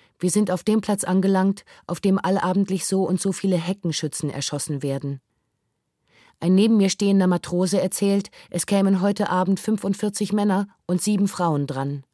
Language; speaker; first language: German; native; German